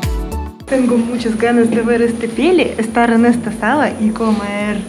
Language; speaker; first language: Spanish; non-native, learner; Russian